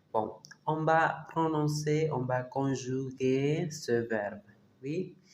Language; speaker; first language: French; non-native, fluent; Spanish